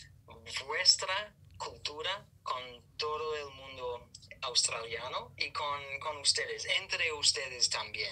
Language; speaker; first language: Spanish; non-native, fluent; English